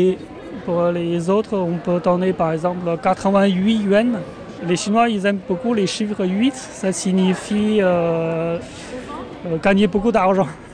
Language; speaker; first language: French; non-native, fluent; Chinese